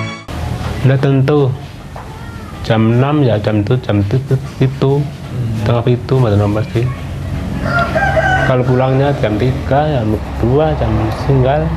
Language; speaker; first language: Indonesian; non-native, local second language; Javanese